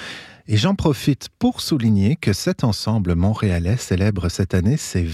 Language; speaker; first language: French; native; French